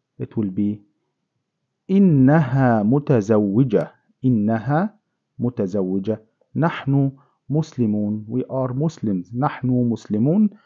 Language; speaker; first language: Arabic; non-native, fluent; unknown